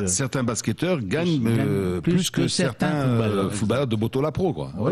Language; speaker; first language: French; non-native, local second language; Arabic